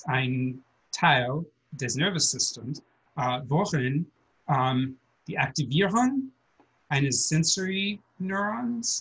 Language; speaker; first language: German; non-native, learner; English